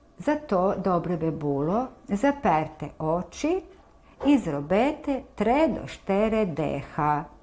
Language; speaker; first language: Ukrainian; early bilingual, heritage; Ukrainian